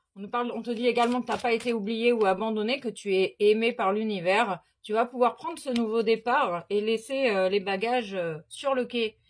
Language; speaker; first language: French; native; French